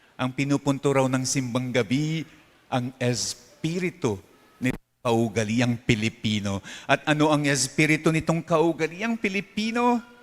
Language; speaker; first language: Filipino; non-native, local second language; Pampanga